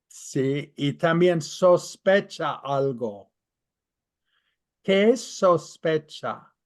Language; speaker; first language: Spanish; non-native, fluent; English